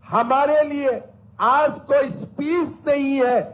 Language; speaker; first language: Hindi; non-native, local second language; Assamese